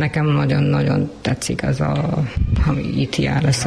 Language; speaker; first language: Hungarian; non-native, learner; Urdu